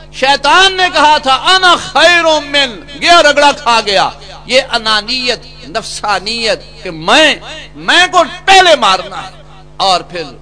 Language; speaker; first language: Urdu; non-native, local second language; Punjabi